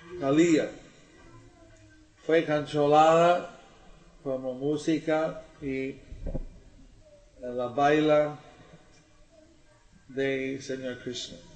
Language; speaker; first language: Spanish; non-native, learner; English